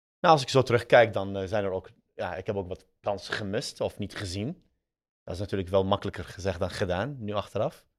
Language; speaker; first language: Dutch; early bilingual, other home language; Arabic